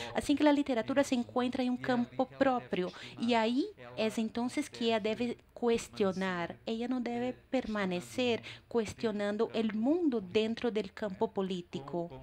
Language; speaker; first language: Spanish; non-native, fluent; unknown